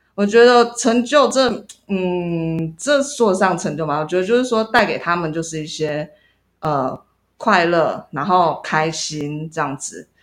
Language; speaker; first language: Chinese; native; Chinese